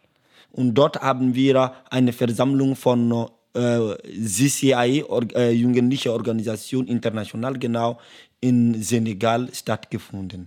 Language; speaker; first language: German; non-native, learner; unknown